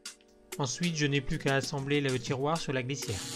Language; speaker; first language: French; native; French